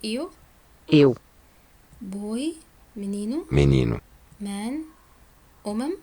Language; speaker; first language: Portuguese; non-native, learner; Arabic